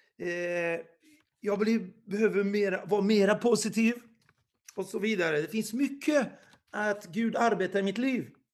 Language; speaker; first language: Swedish; non-native, fluent; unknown